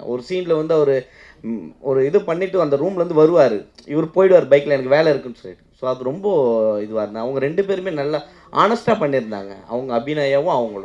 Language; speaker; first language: Tamil; native; Tamil